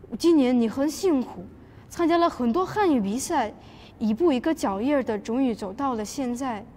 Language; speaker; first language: Chinese; non-native, fluent; Russian